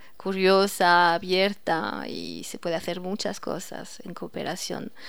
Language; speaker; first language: Spanish; non-native, fluent; French